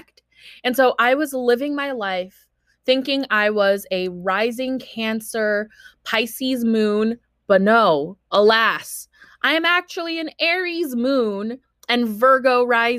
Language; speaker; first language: English; early bilingual, other home language; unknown